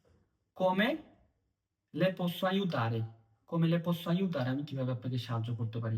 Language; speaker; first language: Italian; non-native, fluent; Bangla